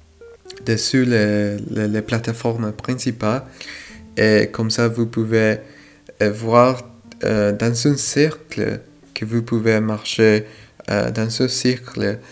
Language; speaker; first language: French; non-native, fluent; Spanish